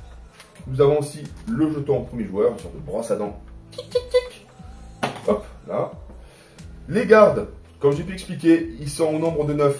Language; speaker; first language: French; native; French